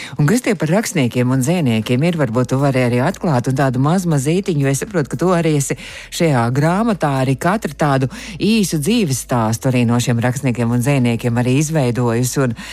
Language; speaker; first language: Latvian; native; Latvian